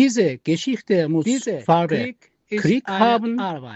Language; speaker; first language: German; non-native, learner; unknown